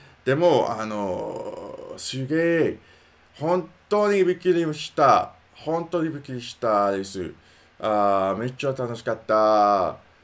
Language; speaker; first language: Japanese; non-native, learner; English